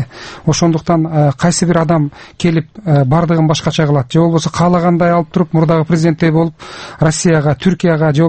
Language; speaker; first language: Kyrgyz; native; Kyrgyz